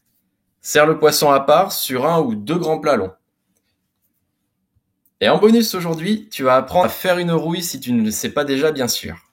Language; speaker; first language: French; native; French